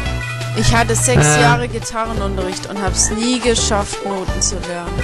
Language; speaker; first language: German; native; German